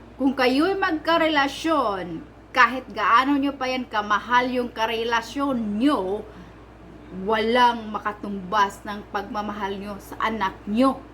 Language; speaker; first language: Filipino; non-native, local second language; Cebuano